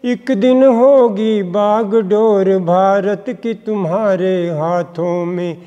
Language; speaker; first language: Hindi; native; Hindi